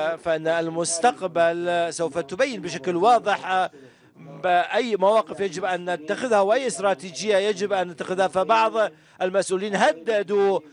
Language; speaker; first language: Arabic; non-native, fluent; Persian